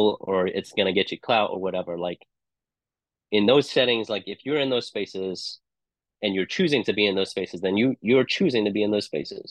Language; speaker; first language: English; non-native, local second language; Cantonese